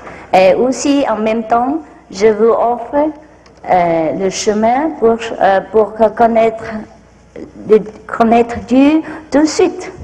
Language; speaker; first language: French; non-native, fluent; Vietnamese